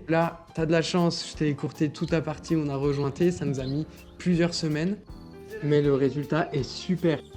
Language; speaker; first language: French; native; French